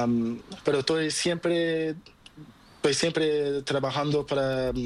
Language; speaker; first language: Spanish; non-native, learner; Portuguese